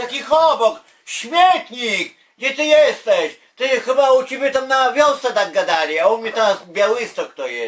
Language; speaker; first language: Polish; native; Polish